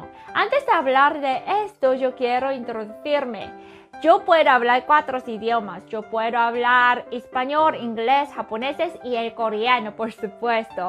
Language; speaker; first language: Spanish; non-native, fluent; Korean